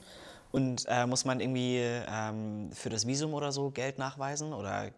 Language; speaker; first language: German; native; German